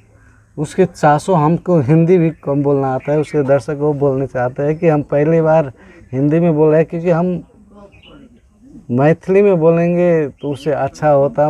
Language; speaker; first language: Hindi; non-native, learner; Maithili